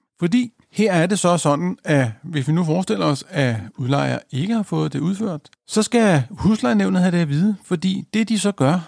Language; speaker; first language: Danish; native; Danish